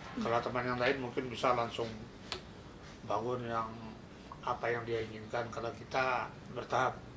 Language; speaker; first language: Indonesian; non-native, local second language; Minangkabau